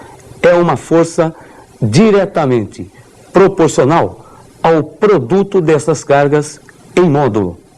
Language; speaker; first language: Portuguese; native; Portuguese